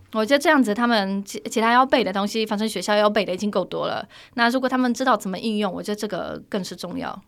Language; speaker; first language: Chinese; non-native, fluent; Polish